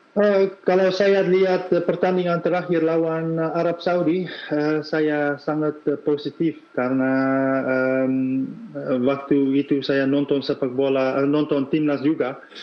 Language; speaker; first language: Indonesian; non-native, fluent; Dutch